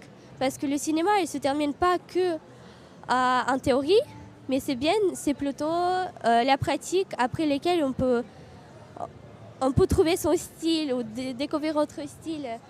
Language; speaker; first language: French; non-native, fluent; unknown